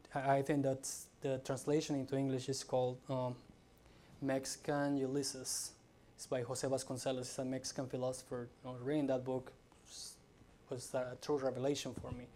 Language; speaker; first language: English; non-native, fluent; Spanish